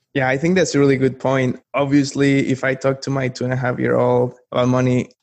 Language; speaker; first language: English; non-native, fluent; Spanish